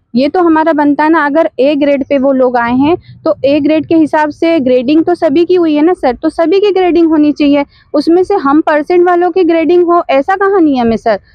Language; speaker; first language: Hindi; native; Hindi